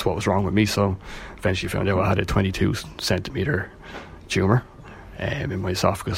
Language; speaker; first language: English; native; English